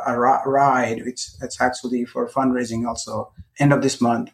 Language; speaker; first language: English; non-native, local second language; Nepali